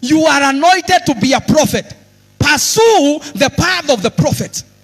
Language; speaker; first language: English; non-native, local second language; Swahili